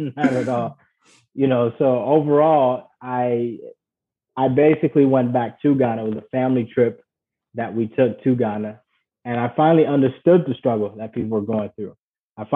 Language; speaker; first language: English; early bilingual, other home language; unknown